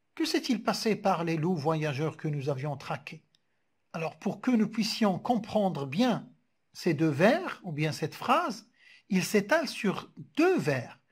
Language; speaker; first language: French; non-native, local second language; Arabic